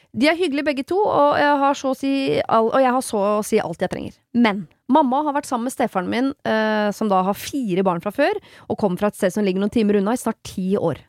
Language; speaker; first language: Norwegian; native; Norwegian